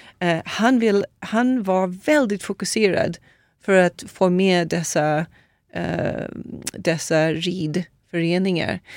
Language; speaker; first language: Swedish; non-native, fluent; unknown